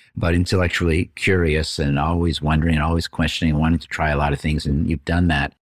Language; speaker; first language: English; native; English